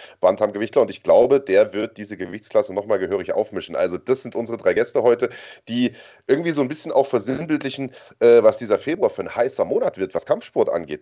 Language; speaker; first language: German; native; German